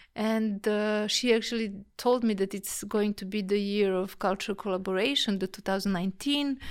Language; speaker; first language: English; non-native, fluent; Serbian